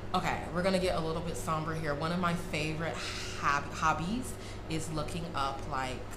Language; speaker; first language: English; native; English